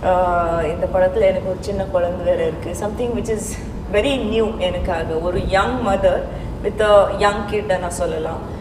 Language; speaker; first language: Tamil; non-native, local second language; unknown